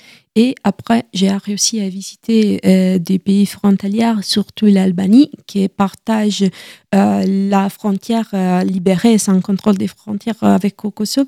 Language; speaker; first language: French; non-native, learner; Italian